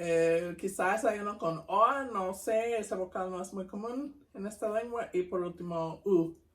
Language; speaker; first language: Spanish; non-native, fluent; English